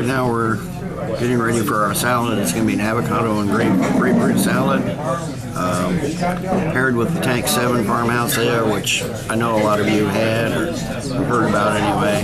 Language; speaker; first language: English; native; English